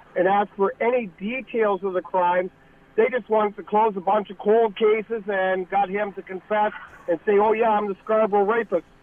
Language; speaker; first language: English; native; English